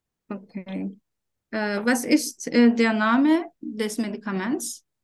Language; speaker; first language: German; non-native, fluent; Turkish